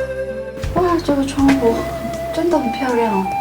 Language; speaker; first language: Chinese; non-native, fluent; Korean